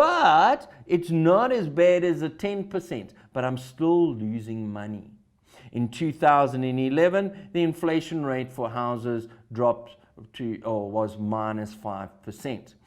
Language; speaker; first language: English; native; English